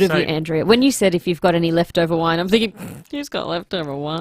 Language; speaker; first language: English; native; English